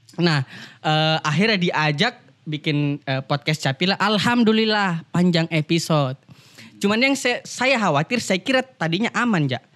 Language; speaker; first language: Indonesian; native; Indonesian